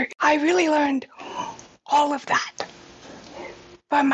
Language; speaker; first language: English; native; English